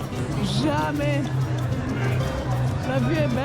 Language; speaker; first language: French; non-native, local second language; Kinyarwanda